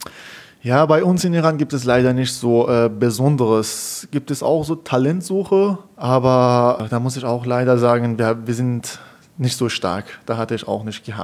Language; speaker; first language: German; non-native, fluent; Persian